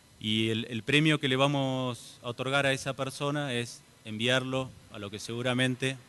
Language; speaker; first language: Spanish; native; Spanish